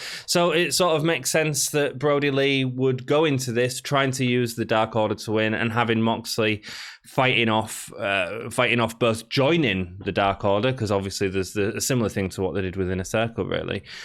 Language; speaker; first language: English; native; English